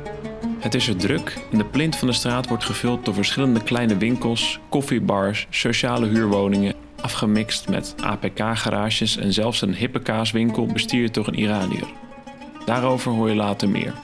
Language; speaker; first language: Dutch; native; Dutch